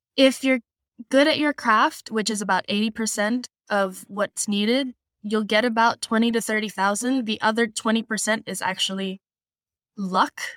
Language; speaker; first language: English; non-native, local second language; Filipino